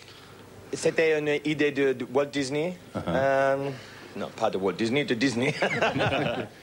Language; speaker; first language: French; non-native, learner; English